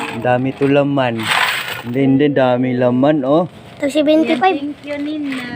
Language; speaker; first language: Filipino; native; Filipino